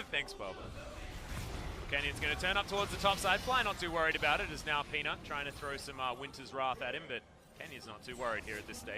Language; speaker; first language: English; native; English